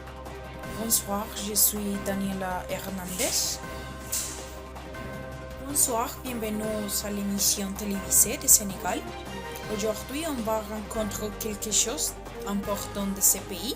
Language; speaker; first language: French; non-native, learner; Spanish